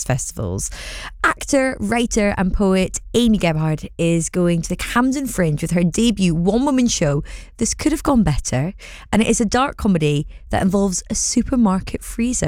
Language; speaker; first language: English; native; English